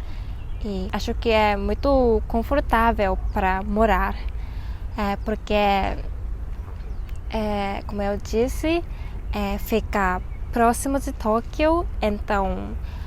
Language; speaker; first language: Portuguese; non-native, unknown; Japanese